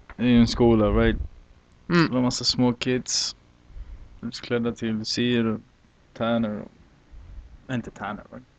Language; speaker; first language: Swedish; native; Swedish